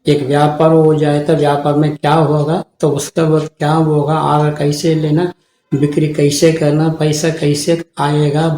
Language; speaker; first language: Hindi; non-native, local second language; Tamil